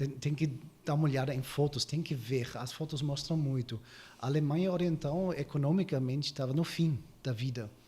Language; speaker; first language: Portuguese; non-native, fluent; German